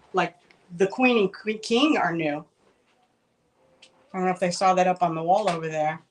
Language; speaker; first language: English; native; English